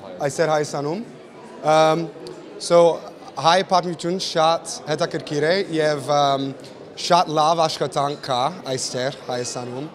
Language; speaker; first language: Armenian; non-native, learner; English